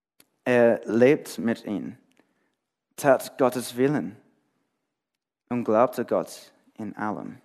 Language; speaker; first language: German; non-native, fluent; English